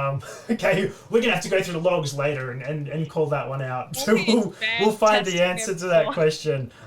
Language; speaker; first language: English; native; English